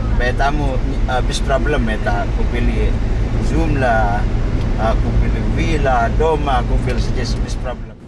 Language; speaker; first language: Russian; non-native, learner; Indonesian